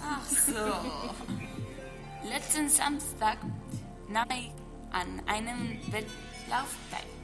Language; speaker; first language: German; non-native, learner; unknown